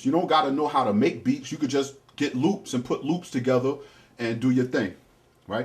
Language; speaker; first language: English; native; English